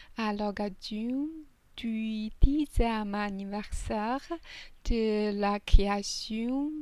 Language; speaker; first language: French; non-native, learner; Chinese